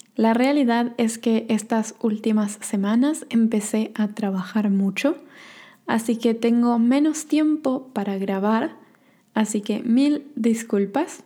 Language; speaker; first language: Spanish; native; Spanish